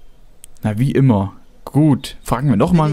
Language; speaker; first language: German; native; German